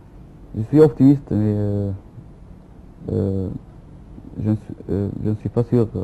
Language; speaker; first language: French; non-native, fluent; Arabic